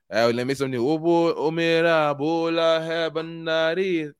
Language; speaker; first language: English; non-native, local second language; Igbo